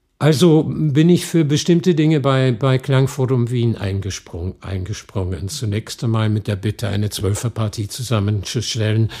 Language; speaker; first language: German; non-native, fluent; English